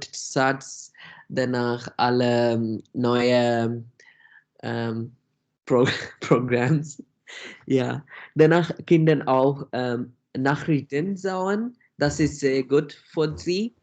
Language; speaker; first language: German; non-native, learner; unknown